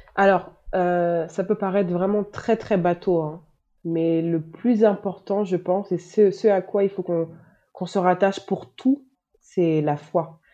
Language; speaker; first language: French; native; French